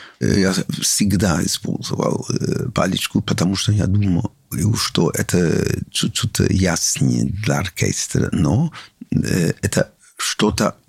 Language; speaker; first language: Russian; non-native, learner; English